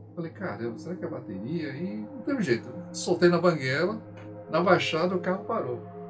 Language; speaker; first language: Portuguese; non-native, local second language; Japanese